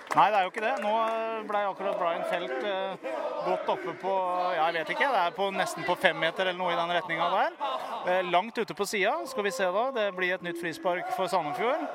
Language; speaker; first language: Norwegian; native; Norwegian